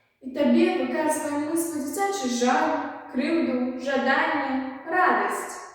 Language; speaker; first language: Belarusian; native; Belarusian